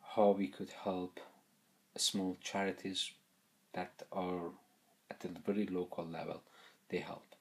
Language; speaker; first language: English; non-native, fluent; Persian